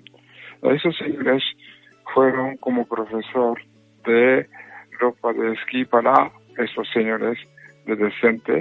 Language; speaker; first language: Spanish; non-native, fluent; Japanese